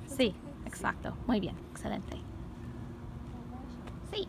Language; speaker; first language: Spanish; non-native, fluent; English